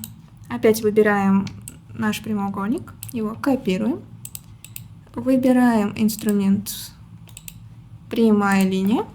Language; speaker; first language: Russian; native; Russian